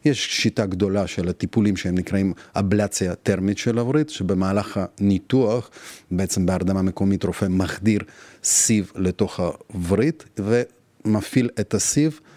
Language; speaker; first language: Hebrew; non-native, fluent; Russian